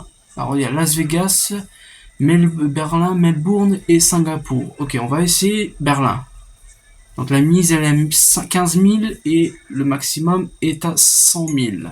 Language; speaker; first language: French; native; French